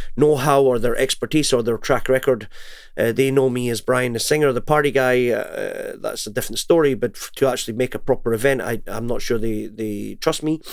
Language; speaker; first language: English; native; English